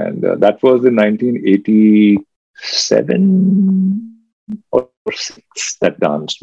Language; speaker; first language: English; non-native, local second language; Urdu